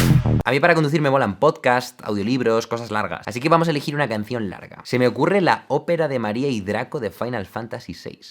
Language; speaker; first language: Spanish; native; Spanish